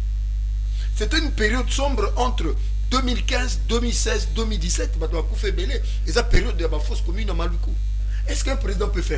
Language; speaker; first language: French; non-native, local second language; Lingala